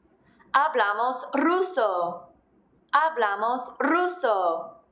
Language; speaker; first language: Spanish; non-native, fluent; English